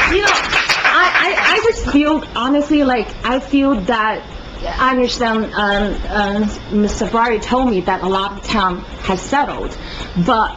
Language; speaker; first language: English; non-native, fluent; Chinese